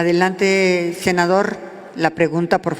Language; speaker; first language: Spanish; native; Spanish